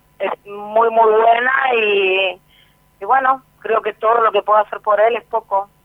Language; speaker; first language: Spanish; native; Spanish